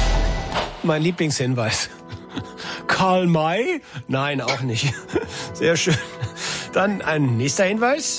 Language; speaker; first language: German; native; German